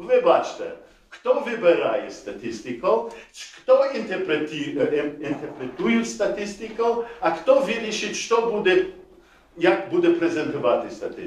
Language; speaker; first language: Ukrainian; non-native, learner; English